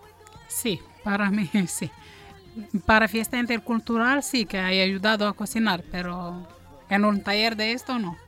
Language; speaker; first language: Spanish; non-native, fluent; Romanian